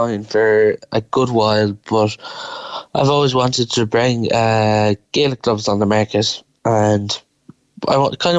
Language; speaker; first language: English; native; English